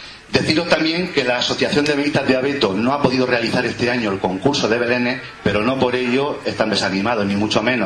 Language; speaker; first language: Spanish; native; Spanish